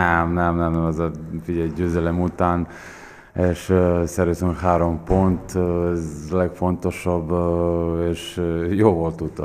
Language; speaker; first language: Hungarian; non-native, learner; Serbian